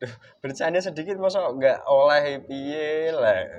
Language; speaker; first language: Indonesian; native; Indonesian